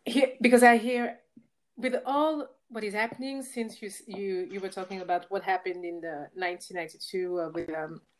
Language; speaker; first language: English; non-native, fluent; French